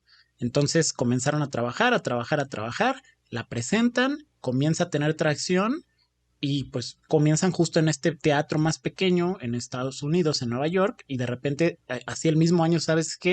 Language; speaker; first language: Spanish; native; Spanish